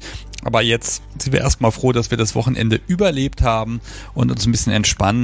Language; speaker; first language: German; native; German